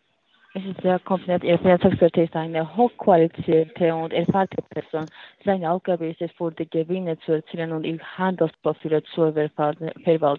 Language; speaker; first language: German; non-native, learner; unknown